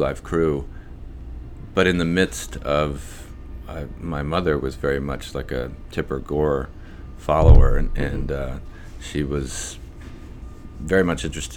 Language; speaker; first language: English; native; English